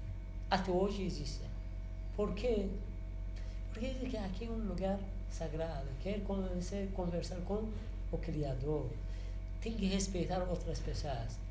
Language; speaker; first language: Portuguese; non-native, learner; Persian